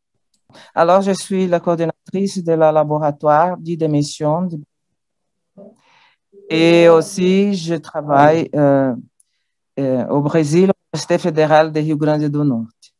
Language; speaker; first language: French; non-native, learner; Portuguese